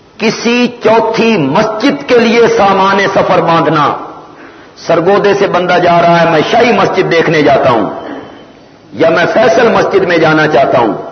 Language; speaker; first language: Urdu; non-native, local second language; Punjabi